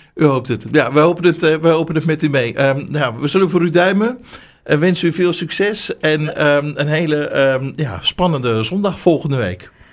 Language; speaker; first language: Dutch; native; Dutch